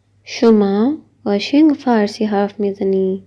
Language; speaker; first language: Persian; non-native, fluent; Urdu